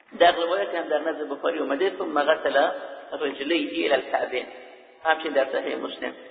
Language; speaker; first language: Persian; native; Persian